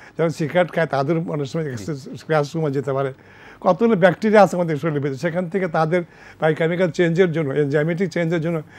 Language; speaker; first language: Bangla; native; Bangla